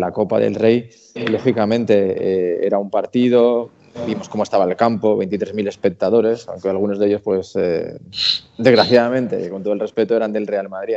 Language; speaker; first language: Spanish; native; Spanish